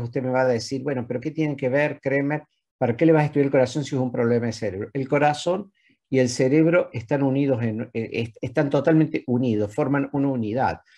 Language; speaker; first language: Spanish; native; Spanish